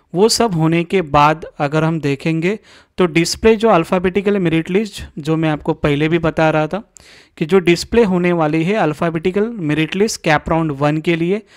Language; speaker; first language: Hindi; non-native, local second language; Marathi